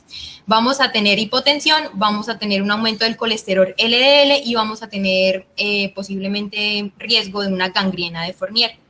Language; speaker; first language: Spanish; native; Spanish